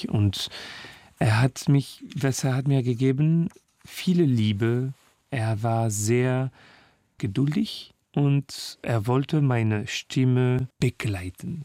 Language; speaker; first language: German; non-native, fluent; French